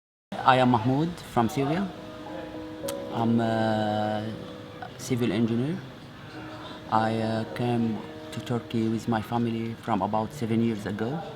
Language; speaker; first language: English; non-native, learner; Arabic